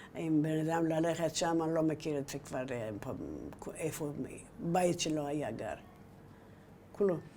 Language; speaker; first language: Hebrew; non-native, learner; Persian